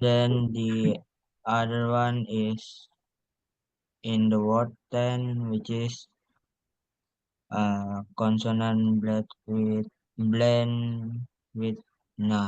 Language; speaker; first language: English; non-native, learner; Indonesian